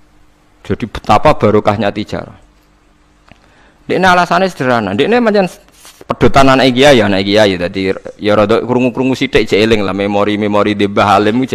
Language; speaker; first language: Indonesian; non-native, local second language; Javanese